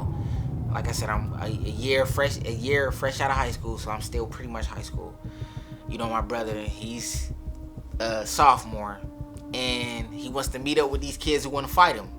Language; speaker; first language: English; early bilingual, other home language; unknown